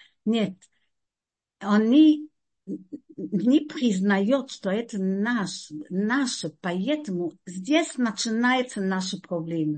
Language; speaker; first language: Russian; non-native, fluent; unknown